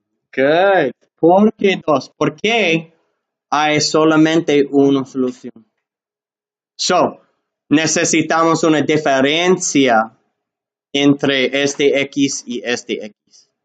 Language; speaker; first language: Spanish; non-native, learner; English